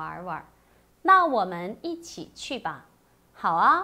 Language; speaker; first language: Chinese; non-native, fluent; Korean